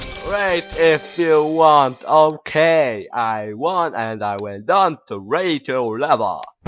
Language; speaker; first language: English; non-native, learner; Polish